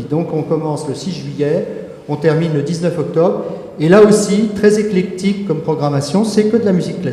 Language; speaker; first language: French; native; French